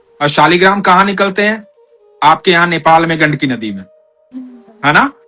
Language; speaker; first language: Hindi; native; Hindi